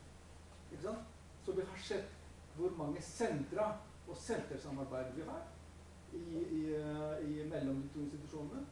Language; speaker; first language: Norwegian; non-native, fluent; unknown